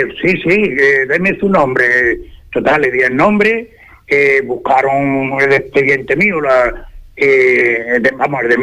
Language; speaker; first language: Spanish; native; Spanish